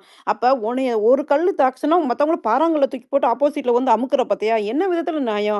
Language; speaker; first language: Tamil; native; Tamil